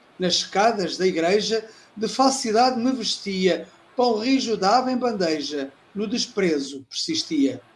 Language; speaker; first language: Portuguese; native; Portuguese